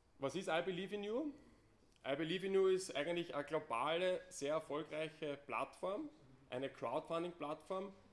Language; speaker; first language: German; native; German